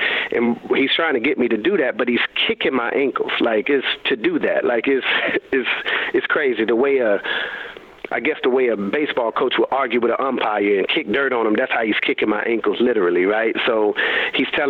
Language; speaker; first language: English; native; English